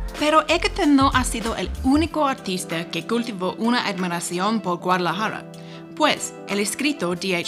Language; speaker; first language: Spanish; non-native, fluent; English